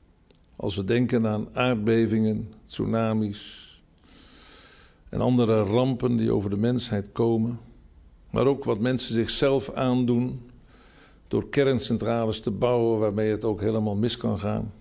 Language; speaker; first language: Dutch; native; Dutch